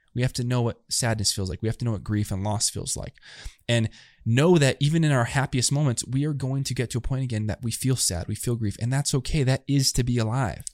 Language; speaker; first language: English; native; English